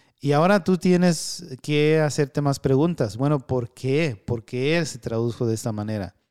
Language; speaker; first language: Spanish; early bilingual, heritage; Spanish